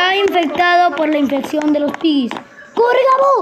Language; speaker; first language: Spanish; native; Spanish